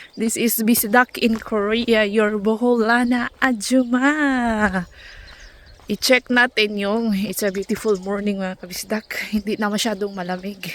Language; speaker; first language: Filipino; non-native, local second language; Cebuano